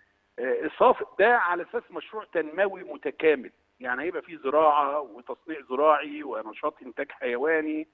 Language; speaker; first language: Arabic; native; Arabic